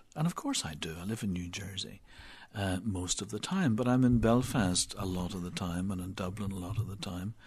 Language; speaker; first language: English; native; English